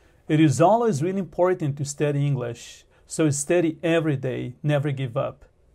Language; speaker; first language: English; non-native, fluent; Portuguese